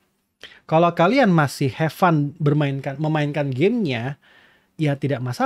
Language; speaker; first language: Indonesian; native; Indonesian